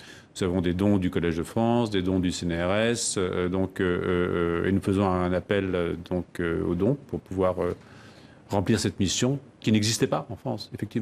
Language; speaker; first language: French; native; French